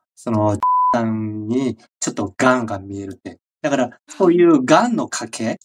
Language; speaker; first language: Japanese; non-native, fluent; Korean